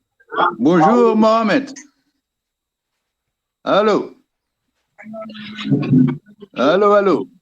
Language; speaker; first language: French; non-native, fluent; Dutch